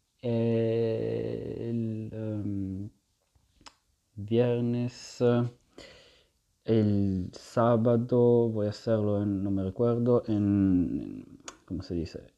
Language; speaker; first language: Spanish; non-native, fluent; Italian